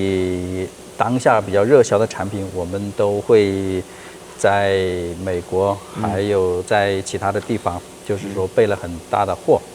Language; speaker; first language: Chinese; native; Chinese